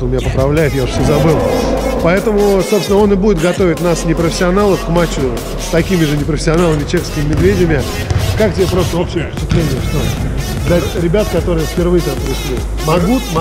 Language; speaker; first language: Russian; native; Russian